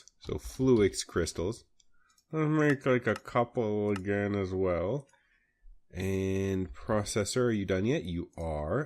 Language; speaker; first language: English; native; English